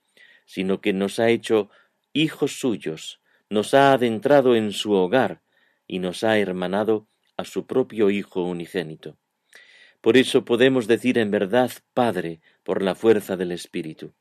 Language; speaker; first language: Spanish; native; Spanish